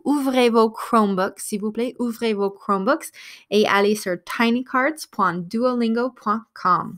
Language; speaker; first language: French; non-native, fluent; English